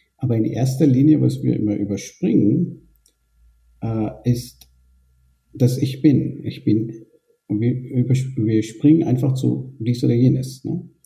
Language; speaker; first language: German; early bilingual, other home language; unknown